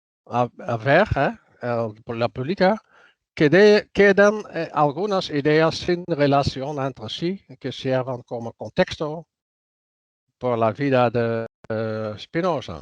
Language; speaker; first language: Spanish; non-native, fluent; Dutch